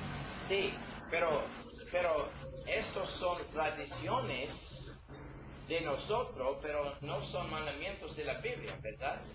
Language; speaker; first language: Spanish; non-native, learner; English